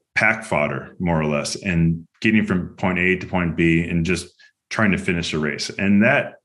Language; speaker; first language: English; native; English